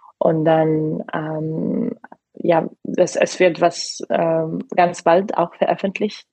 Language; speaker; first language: German; non-native, fluent; Arabic